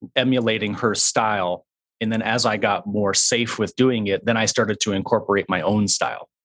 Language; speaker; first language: English; native; English